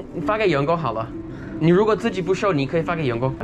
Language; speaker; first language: Chinese; non-native, fluent; English